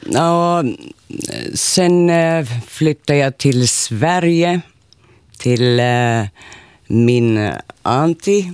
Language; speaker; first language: Swedish; non-native, local second language; Finnish